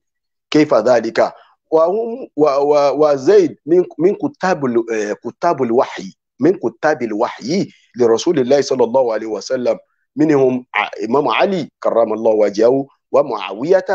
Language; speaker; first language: Arabic; non-native, fluent; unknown